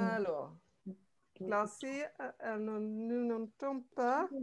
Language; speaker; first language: French; non-native, fluent; English